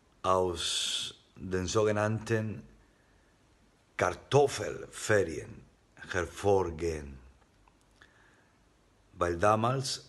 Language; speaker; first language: German; non-native, fluent; Spanish